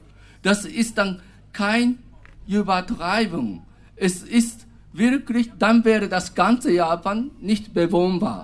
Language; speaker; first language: German; non-native, fluent; Japanese